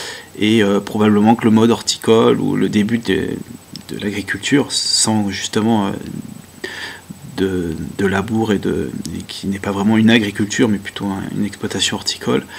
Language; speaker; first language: French; native; French